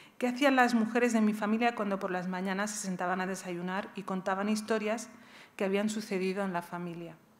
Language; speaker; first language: Spanish; early bilingual, other home language; Riffian